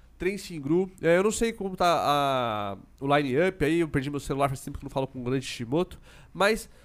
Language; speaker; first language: Portuguese; native; Portuguese